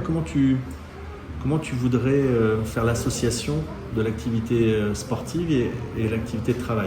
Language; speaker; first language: French; native; French